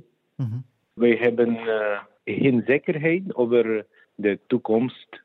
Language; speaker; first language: Dutch; non-native, fluent; Ukrainian